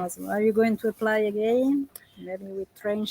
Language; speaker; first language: English; non-native, fluent; Italian